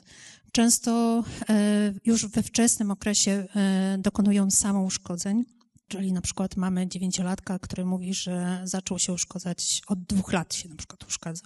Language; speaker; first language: Polish; native; Polish